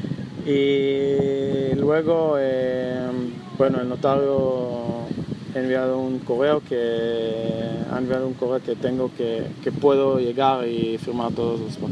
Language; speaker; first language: Spanish; non-native, learner; Hebrew